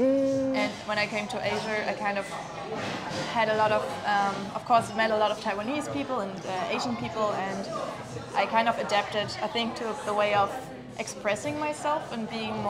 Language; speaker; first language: English; non-native, fluent; German